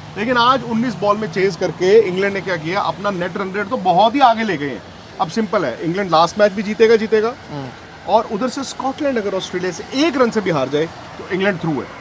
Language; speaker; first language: Hindi; native; Hindi